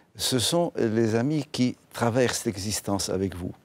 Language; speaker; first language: French; non-native, fluent; Arabic